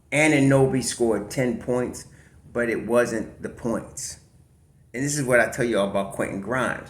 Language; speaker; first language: English; native; English